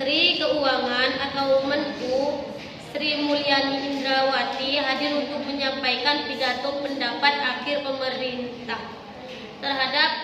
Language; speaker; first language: Indonesian; native; Indonesian